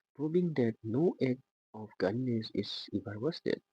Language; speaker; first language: English; non-native, local second language; Assamese